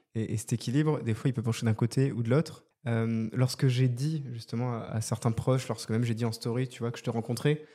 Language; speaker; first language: French; native; French